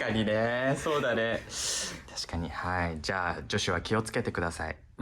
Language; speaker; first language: Japanese; native; Japanese